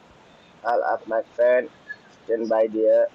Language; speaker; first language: English; non-native, learner; Nepali